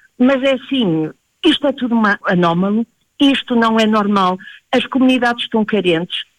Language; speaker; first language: Portuguese; early bilingual, heritage; Portuguese